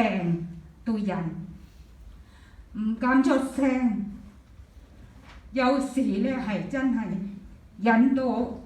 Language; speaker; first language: Cantonese; non-native, fluent; Thai